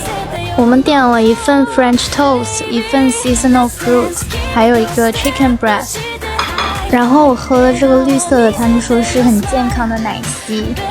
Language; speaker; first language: Chinese; native; Chinese